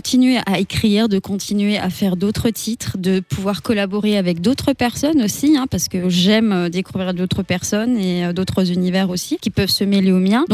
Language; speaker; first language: French; native; French